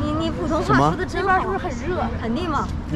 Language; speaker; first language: Chinese; native; Chinese